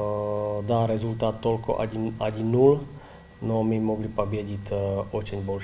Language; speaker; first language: Russian; non-native, learner; Czech